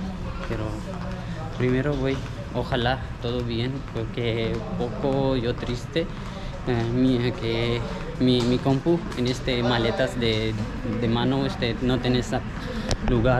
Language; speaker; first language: Spanish; non-native, learner; Punjabi